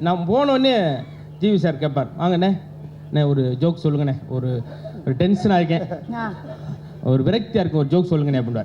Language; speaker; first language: Tamil; native; Tamil